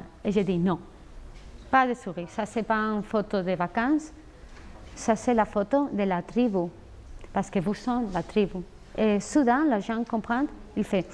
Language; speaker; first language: French; non-native, fluent; Spanish